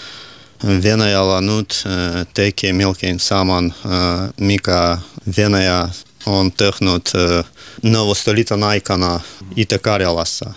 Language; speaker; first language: Finnish; non-native, learner; Russian